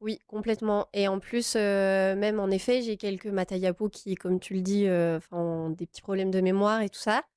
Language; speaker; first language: French; native; French